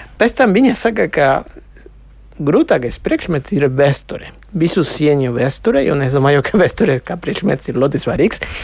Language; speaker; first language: Latvian; non-native, local second language; Russian